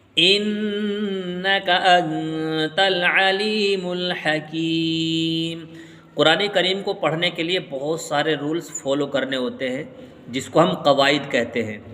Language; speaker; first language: Urdu; native; Urdu